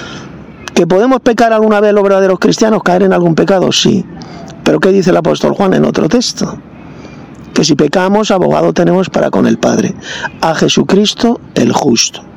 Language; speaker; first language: Spanish; native; Spanish